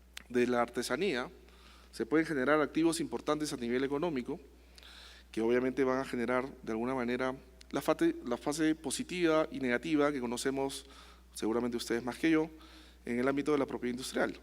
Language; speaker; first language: Spanish; native; Spanish